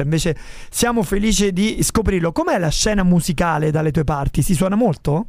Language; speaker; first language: Italian; native; Italian